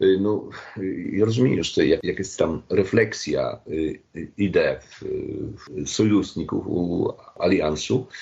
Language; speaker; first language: Polish; non-native, learner; Ukrainian